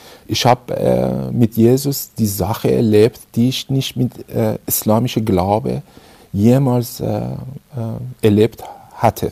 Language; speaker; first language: German; non-native, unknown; Persian